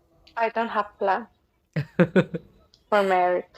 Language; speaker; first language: English; non-native, learner; Persian